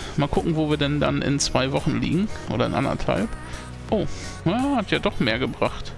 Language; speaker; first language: German; native; German